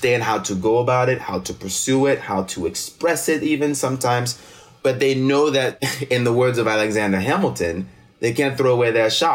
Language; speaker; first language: English; non-native, local second language; French